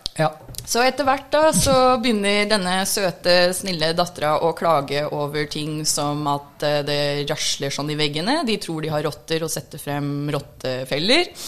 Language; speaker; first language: Norwegian; non-native, fluent; English